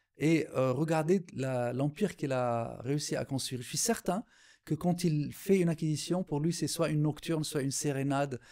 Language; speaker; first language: French; non-native, local second language; Arabic